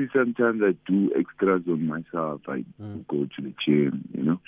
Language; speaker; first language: English; non-native, local second language; Venda